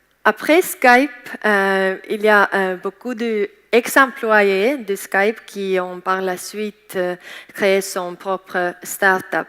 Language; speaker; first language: French; non-native, learner; Estonian